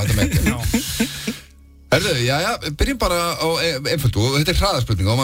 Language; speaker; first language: Icelandic; native; Icelandic